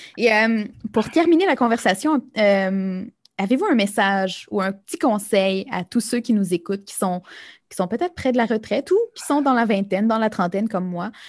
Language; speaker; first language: French; native; French